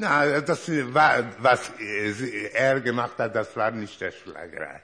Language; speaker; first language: German; non-native, learner; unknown